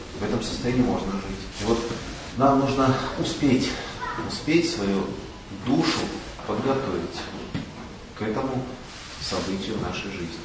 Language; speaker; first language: Russian; native; Russian